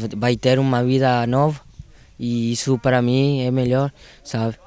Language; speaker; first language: Portuguese; non-native, learner; Spanish